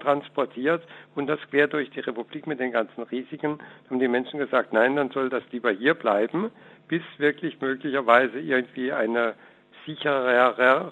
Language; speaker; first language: German; native; German